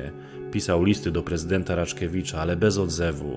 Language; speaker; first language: Polish; native; Polish